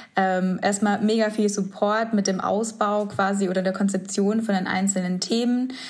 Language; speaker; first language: German; native; German